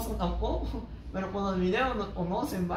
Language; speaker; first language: Spanish; native; Spanish